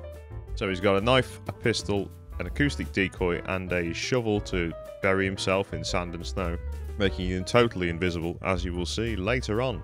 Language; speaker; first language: English; native; English